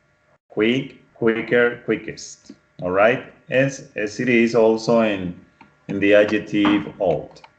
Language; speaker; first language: English; non-native, fluent; Spanish